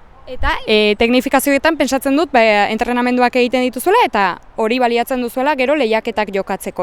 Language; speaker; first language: Basque; native; Basque